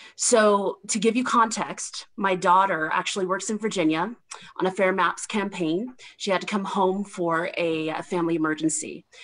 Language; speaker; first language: English; native; English